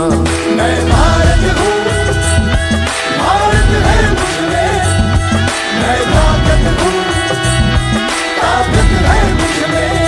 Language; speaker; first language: Hindi; non-native, local second language; Telugu